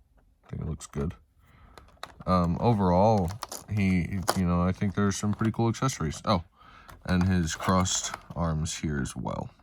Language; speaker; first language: English; native; English